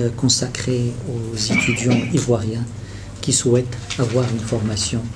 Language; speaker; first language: French; non-native, local second language; Arabic